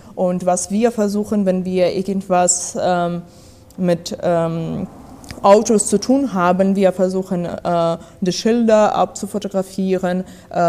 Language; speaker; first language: German; non-native, fluent; Ukrainian